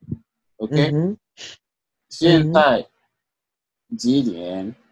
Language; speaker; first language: Chinese; non-native, learner; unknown